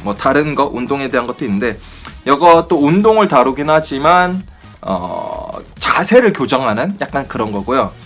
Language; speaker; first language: Korean; native; Korean